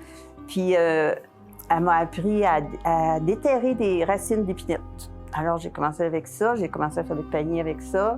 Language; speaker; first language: French; native; French